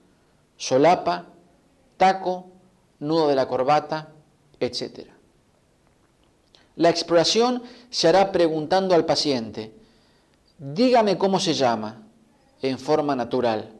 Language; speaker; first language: Spanish; native; Spanish